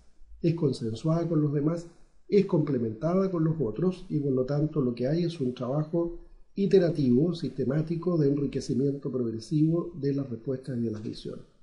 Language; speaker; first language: Spanish; native; Spanish